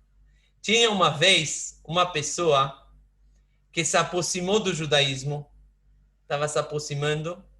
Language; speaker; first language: Portuguese; non-native, fluent; Hebrew